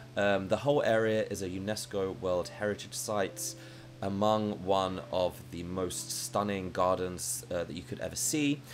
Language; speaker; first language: English; native; English